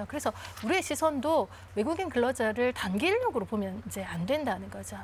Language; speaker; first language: Korean; native; Korean